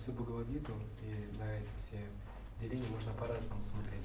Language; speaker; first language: Russian; native; Russian